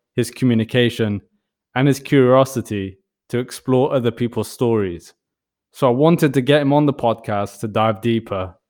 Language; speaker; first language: English; native; English